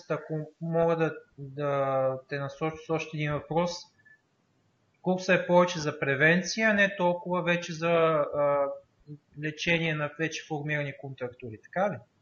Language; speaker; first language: Bulgarian; native; Bulgarian